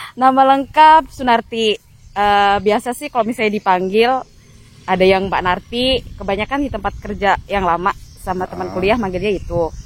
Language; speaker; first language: Indonesian; non-native, local second language; Javanese